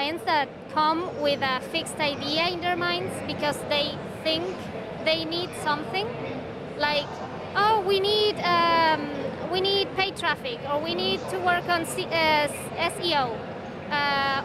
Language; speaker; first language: English; non-native, fluent; Spanish